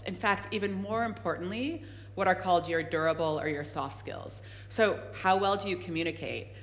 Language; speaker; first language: English; native; English